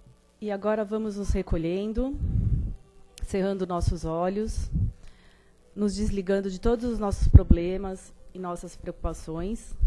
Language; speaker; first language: Portuguese; native; Portuguese